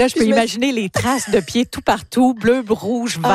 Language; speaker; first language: French; native; French